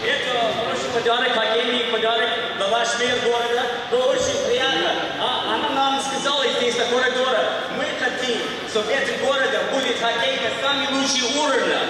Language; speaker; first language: Russian; non-native, learner; English